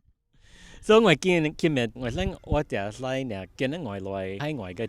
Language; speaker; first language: Cantonese; early bilingual, heritage; Cantonese